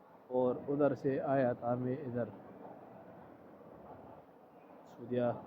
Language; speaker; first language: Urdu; non-native, local second language; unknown